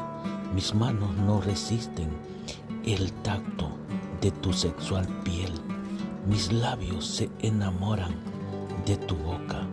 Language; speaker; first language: Spanish; native; Spanish